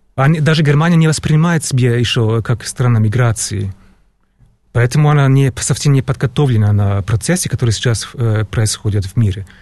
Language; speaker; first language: Russian; non-native, fluent; German